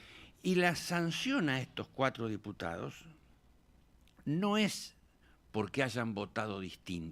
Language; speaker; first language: Spanish; native; Spanish